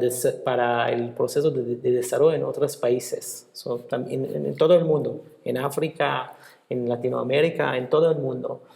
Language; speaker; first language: Spanish; non-native, fluent; Hebrew